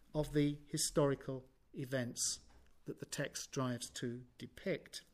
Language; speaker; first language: English; native; English